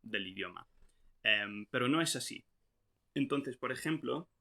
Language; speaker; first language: Spanish; non-native, fluent; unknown